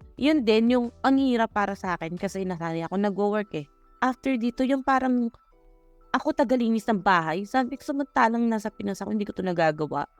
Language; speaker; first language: Filipino; native; Filipino